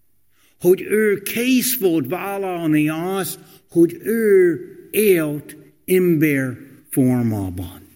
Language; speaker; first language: Hungarian; non-native, fluent; English